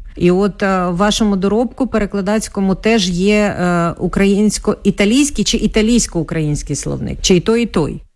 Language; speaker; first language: Ukrainian; native; Ukrainian